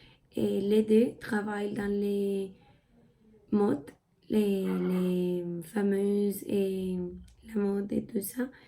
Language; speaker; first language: French; non-native, learner; Spanish